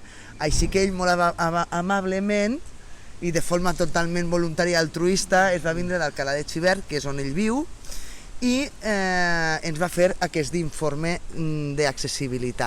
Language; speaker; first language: Catalan; native; Catalan